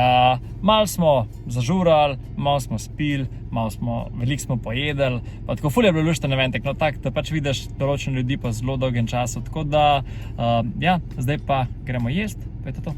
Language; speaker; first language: Slovenian; native; Slovenian